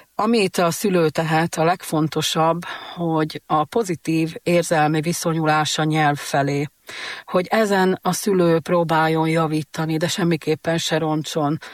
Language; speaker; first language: Hungarian; native; Hungarian